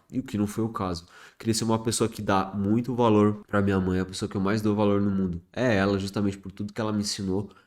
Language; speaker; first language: Portuguese; early bilingual, other home language; French